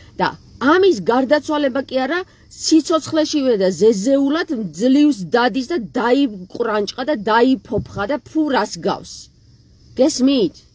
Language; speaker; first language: Georgian; native; Georgian